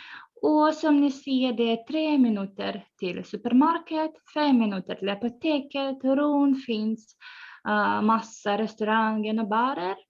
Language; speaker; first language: Swedish; non-native, fluent; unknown